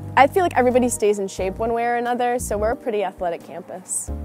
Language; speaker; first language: English; native; English